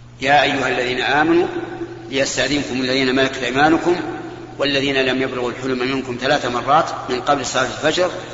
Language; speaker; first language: Arabic; native; Arabic